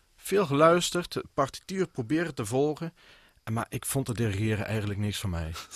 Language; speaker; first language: Dutch; native; Dutch